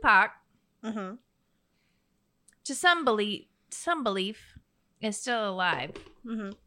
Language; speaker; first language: English; native; English